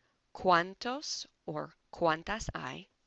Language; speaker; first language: Spanish; non-native, fluent; English